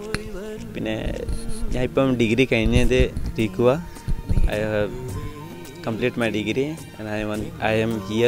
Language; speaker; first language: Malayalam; early bilingual, other home language; Hindi